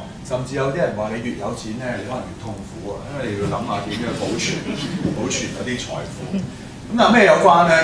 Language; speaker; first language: Cantonese; native; Cantonese